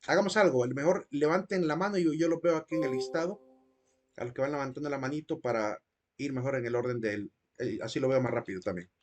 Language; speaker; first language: Spanish; native; Spanish